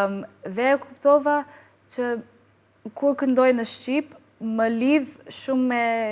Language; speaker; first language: Albanian; non-native, learner; English